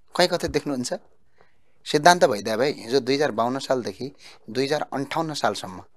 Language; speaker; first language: Nepali; native; Nepali